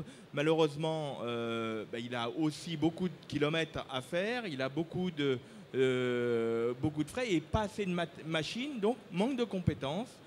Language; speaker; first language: French; native; French